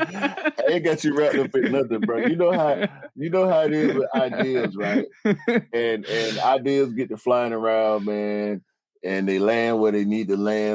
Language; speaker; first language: English; native; English